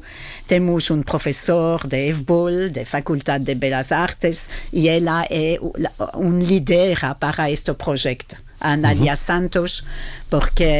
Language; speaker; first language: Portuguese; non-native, fluent; French